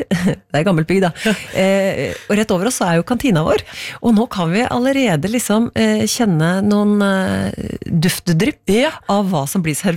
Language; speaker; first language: Norwegian; native; Norwegian